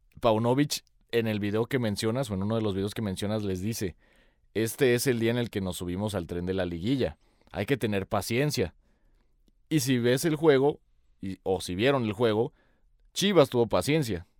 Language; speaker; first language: Spanish; native; Spanish